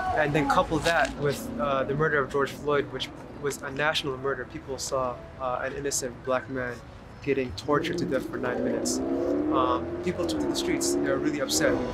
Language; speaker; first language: English; native; English